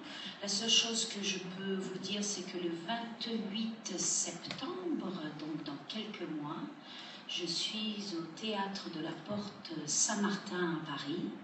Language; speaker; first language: French; native; French